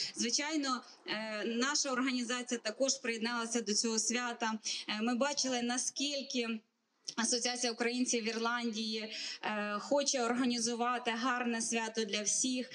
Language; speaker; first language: Ukrainian; native; Ukrainian